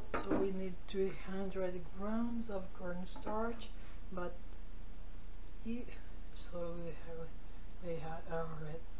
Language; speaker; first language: English; non-native, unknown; Portuguese